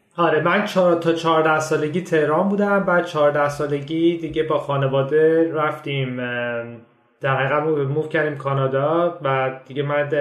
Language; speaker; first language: Persian; native; Persian